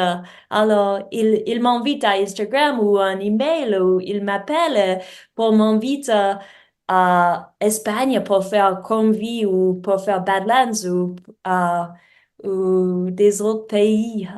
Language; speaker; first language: French; non-native, learner; English